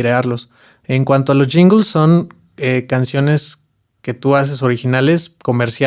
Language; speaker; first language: Spanish; native; Spanish